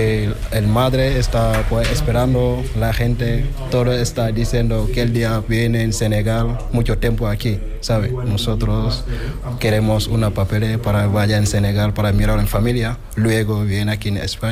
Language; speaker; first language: Spanish; non-native, learner; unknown